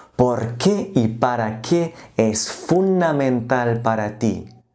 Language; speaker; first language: Spanish; non-native, fluent; German